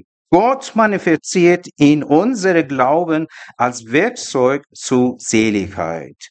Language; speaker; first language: German; non-native, learner; Persian